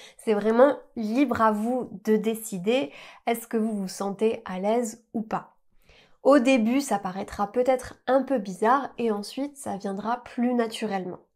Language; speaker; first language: French; native; French